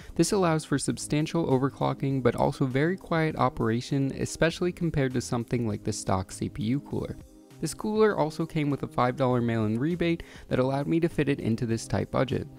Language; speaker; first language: English; native; English